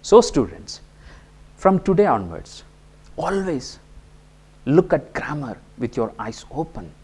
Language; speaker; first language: English; non-native, local second language; Kannada